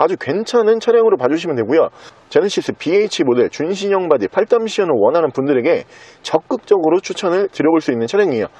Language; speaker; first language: Korean; native; Korean